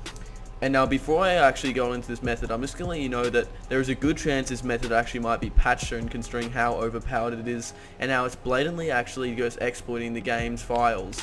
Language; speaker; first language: English; native; English